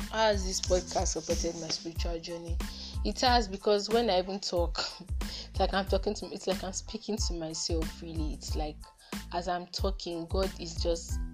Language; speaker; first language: English; non-native, local second language; Yoruba